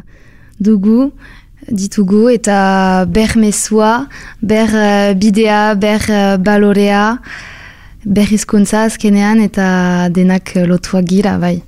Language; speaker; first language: Basque; non-native, local second language; French